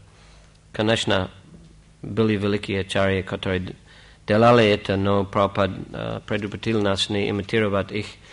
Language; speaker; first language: Russian; non-native, fluent; English